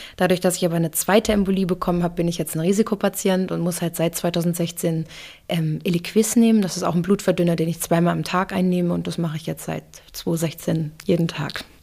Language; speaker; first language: German; early bilingual, other home language; English